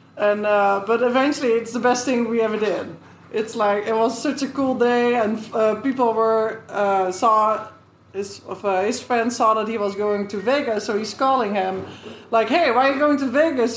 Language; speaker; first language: English; non-native, fluent; Dutch